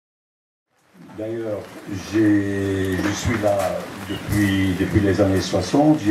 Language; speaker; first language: French; non-native, local second language; Dutch